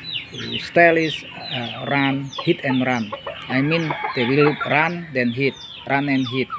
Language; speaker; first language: English; non-native, learner; Indonesian